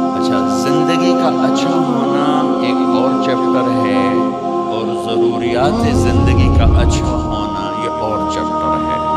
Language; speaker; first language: Urdu; non-native, local second language; Punjabi